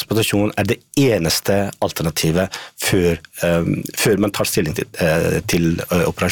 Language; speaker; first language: Norwegian; non-native, fluent; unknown